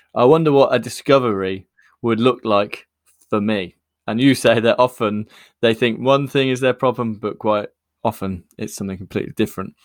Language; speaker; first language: English; native; English